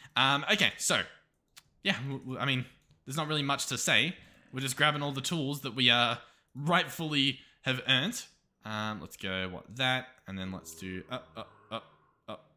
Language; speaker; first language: English; native; English